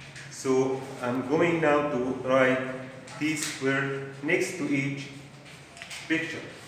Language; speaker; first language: English; non-native, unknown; Arabic